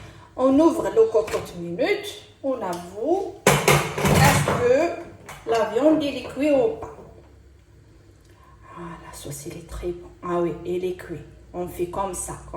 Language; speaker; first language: French; non-native, local second language; Arabic